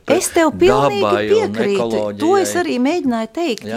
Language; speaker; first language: Latvian; native; Latvian